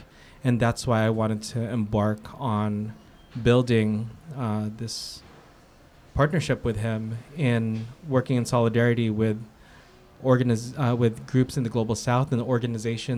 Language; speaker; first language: English; native; English